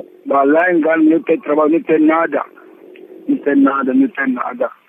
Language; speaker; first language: Portuguese; non-native, learner; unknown